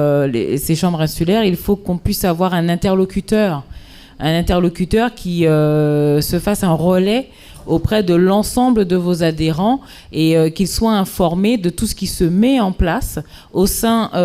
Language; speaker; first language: French; native; French